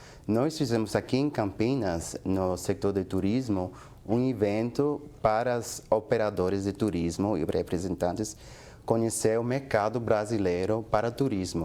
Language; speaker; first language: Portuguese; non-native, fluent; English